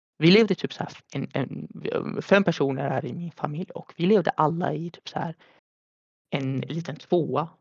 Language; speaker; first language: Swedish; early bilingual, other home language; Arabic